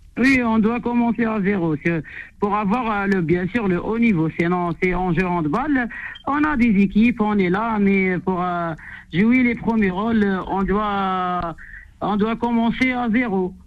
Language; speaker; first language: French; non-native, local second language; Arabic